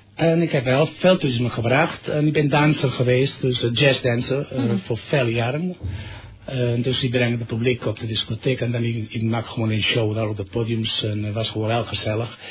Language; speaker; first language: Dutch; non-native, fluent; Catalan